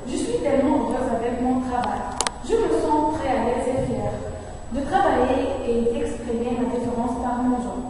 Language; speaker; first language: French; non-native, fluent; Arabic